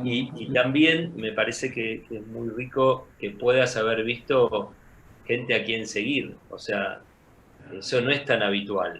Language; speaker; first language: Spanish; native; Spanish